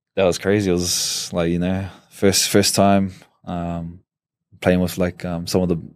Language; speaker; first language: English; native; English